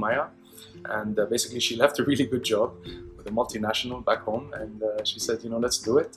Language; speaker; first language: English; non-native, local second language; Arabic